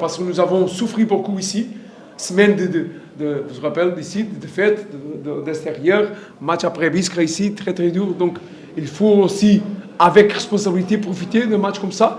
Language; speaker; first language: French; non-native, learner; Portuguese